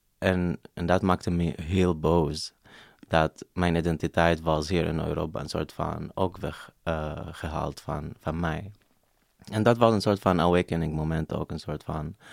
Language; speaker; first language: Dutch; non-native, fluent; Arabic